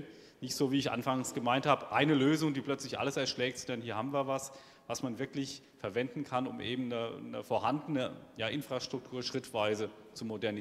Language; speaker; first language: German; native; German